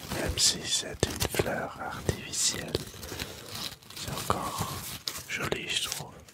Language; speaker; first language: French; non-native, learner; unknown